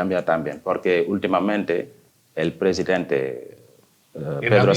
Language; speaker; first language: Spanish; non-native, fluent; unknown